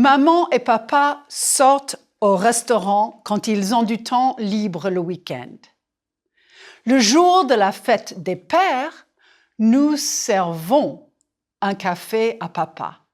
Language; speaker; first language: French; non-native, fluent; English